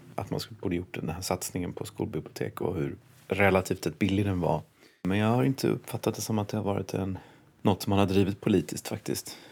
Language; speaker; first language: Swedish; native; Swedish